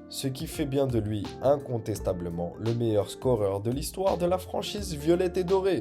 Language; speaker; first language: French; native; French